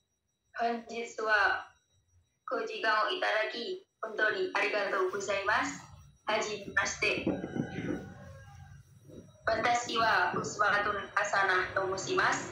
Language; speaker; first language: Japanese; non-native, learner; Indonesian